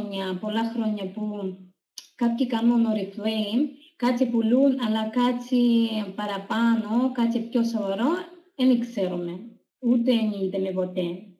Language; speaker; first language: Greek; non-native, fluent; Russian